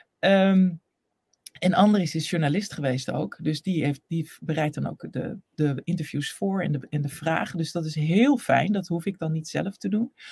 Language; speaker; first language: Dutch; native; Dutch